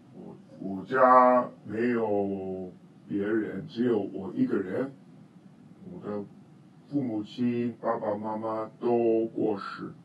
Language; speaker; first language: Chinese; non-native, learner; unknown